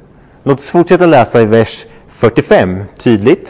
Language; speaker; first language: Swedish; non-native, fluent; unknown